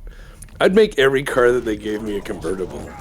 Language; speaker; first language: English; native; English